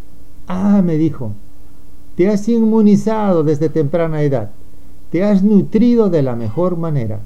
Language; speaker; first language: Spanish; native; Spanish